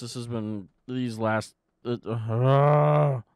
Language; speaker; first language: English; native; English